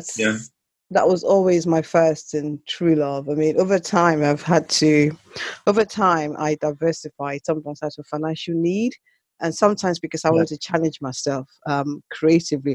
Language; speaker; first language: English; non-native, local second language; Yoruba